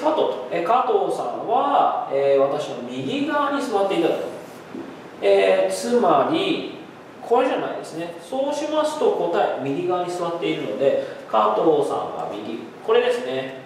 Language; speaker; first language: Japanese; native; Japanese